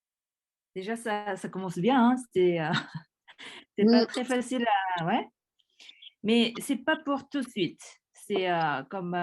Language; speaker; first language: French; early bilingual, other home language; Korean